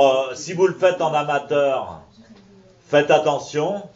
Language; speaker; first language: French; native; French